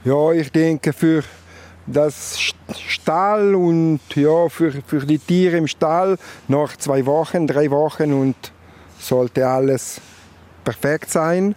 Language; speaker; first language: German; non-native, local second language; Italian